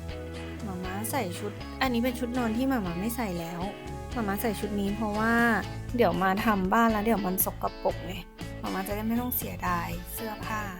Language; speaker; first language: Thai; native; Thai